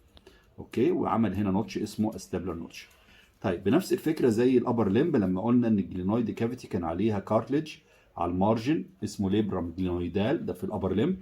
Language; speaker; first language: Arabic; native; Arabic